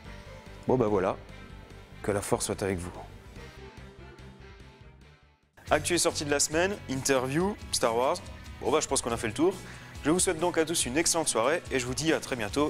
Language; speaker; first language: French; native; French